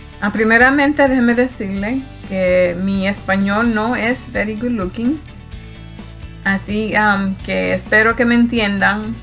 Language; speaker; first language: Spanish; early bilingual, heritage; Spanish